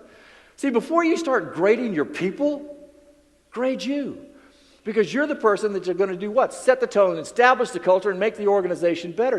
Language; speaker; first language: English; native; English